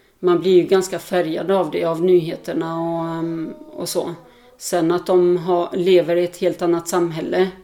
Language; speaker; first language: Swedish; early bilingual, other home language; Albanian